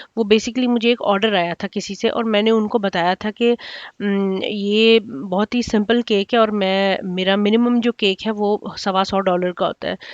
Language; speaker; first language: Urdu; native; Urdu